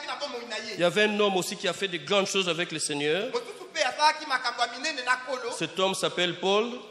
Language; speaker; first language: French; non-native, local second language; Lingala